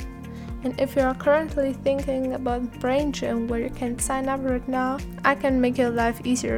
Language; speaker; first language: English; non-native, fluent; Italian